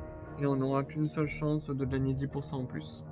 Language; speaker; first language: French; native; French